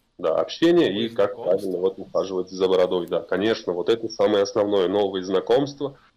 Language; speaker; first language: Russian; non-native, local second language; Tatar